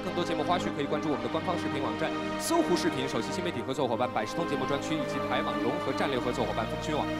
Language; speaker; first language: Chinese; native; Chinese